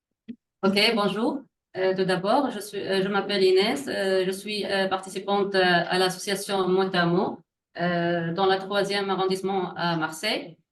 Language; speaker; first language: French; non-native, learner; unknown